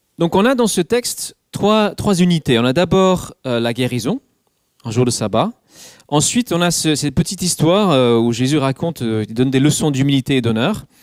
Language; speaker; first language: French; non-native, fluent; English